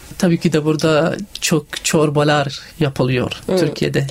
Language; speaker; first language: Turkish; non-native, learner; Arabic